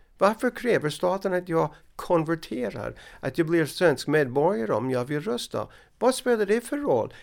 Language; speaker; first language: Swedish; non-native, fluent; English